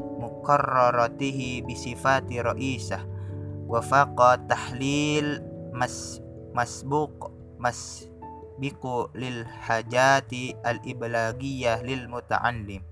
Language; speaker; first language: Arabic; non-native, learner; Indonesian